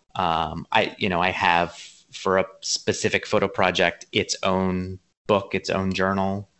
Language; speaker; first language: English; native; English